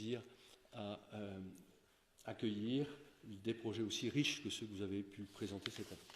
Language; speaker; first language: French; native; French